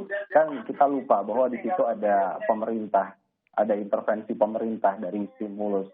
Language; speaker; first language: Indonesian; native; Indonesian